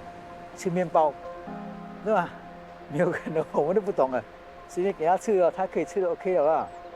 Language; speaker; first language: Chinese; non-native, local second language; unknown